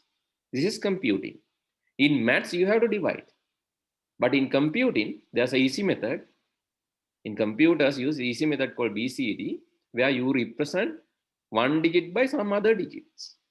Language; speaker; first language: English; non-native, local second language; Sinhala